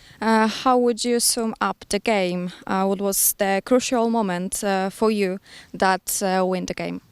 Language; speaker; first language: English; non-native, fluent; Polish